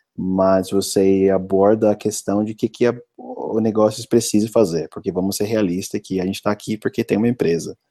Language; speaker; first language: Portuguese; non-native, fluent; English